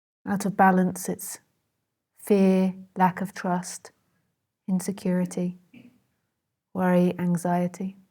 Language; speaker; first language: English; native; English